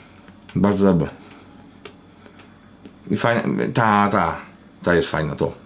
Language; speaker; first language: Polish; native; Polish